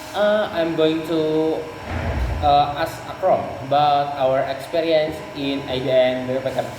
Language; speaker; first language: English; non-native, learner; Indonesian